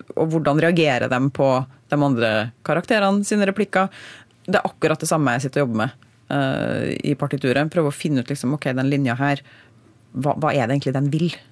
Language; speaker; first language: Norwegian; native; Norwegian